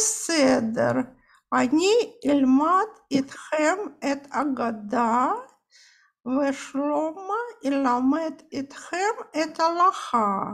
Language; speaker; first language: Hebrew; non-native, fluent; Russian